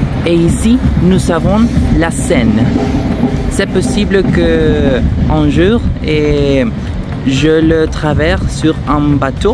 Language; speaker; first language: French; non-native, fluent; Spanish